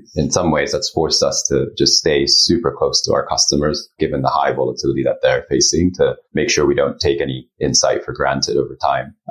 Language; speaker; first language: English; early bilingual, other home language; Japanese